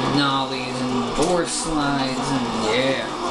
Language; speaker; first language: English; native; English